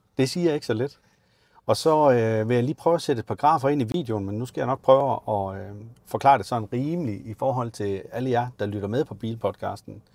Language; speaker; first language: Danish; native; Danish